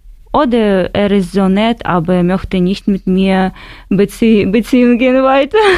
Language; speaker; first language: German; non-native, learner; Russian